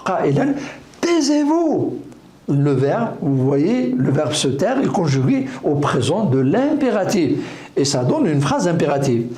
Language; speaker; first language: French; non-native, local second language; Arabic